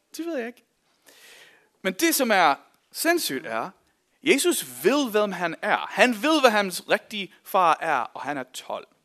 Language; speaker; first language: Danish; non-native, fluent; English